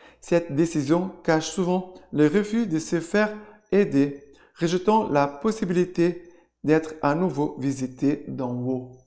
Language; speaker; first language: French; non-native, fluent; Portuguese